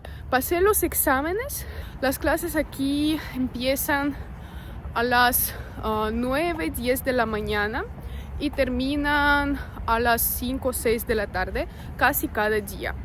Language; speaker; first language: Spanish; non-native, fluent; Russian